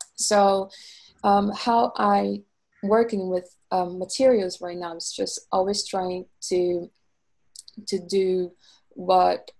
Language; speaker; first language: English; non-native, fluent; Portuguese